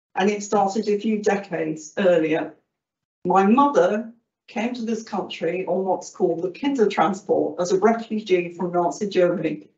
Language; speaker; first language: English; native; English